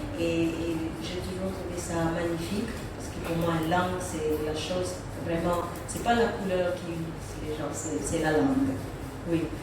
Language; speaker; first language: French; non-native, fluent; Russian